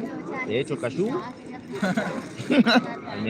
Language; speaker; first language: Spanish; native; Spanish